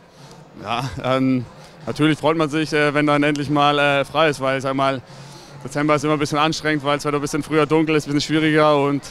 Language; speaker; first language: German; native; German